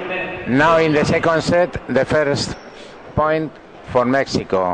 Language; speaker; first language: English; non-native, learner; Spanish